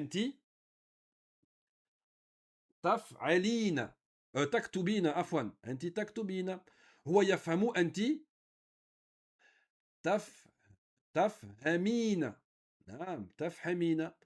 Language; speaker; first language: Arabic; non-native, fluent; French